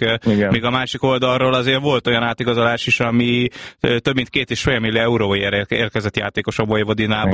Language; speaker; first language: Hungarian; native; Hungarian